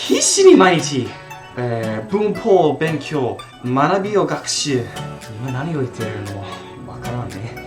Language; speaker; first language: Japanese; non-native, learner; English